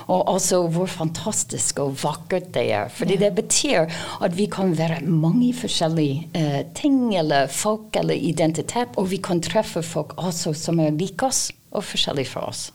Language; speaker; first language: Norwegian; non-native, fluent; English